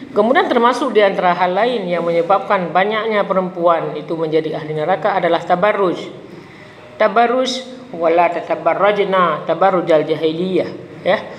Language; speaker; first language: Indonesian; non-native, local second language; Achinese